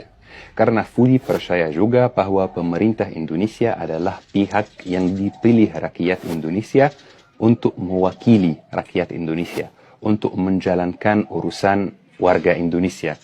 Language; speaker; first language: Indonesian; non-native, fluent; Arabic